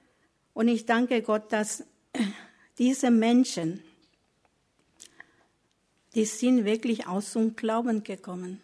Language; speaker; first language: German; non-native, learner; Spanish